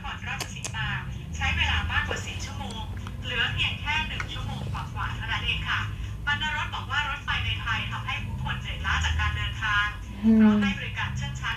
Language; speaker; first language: Thai; native; Thai